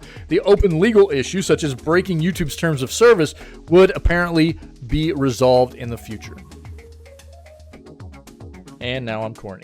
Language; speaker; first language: English; native; English